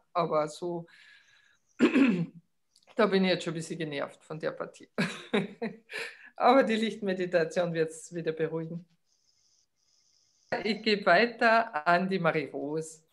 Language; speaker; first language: German; native; German